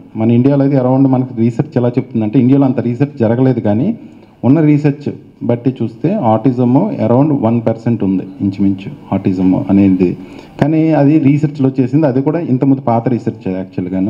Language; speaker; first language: Telugu; native; Telugu